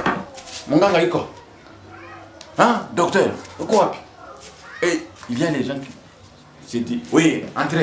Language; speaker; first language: French; non-native, local second language; Swahili